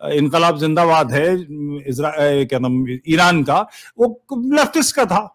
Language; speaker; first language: Hindi; native; Hindi